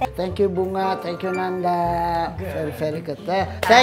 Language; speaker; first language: English; non-native, learner; Indonesian